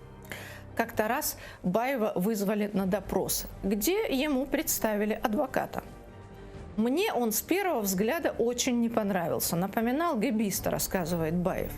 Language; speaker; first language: Russian; native; Russian